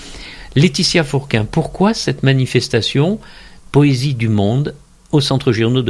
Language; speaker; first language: French; native; French